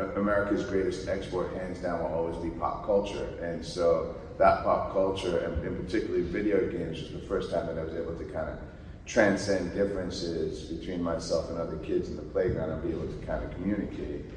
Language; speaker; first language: English; early bilingual, other home language; Persian